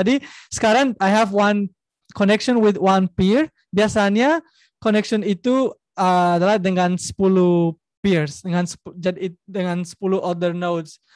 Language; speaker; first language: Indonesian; non-native, learner; Spanish